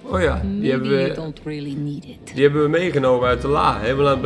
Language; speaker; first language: Dutch; native; Dutch